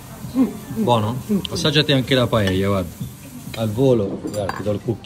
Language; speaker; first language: Italian; native; Italian